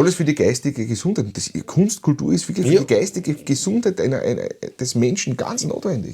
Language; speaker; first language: German; native; German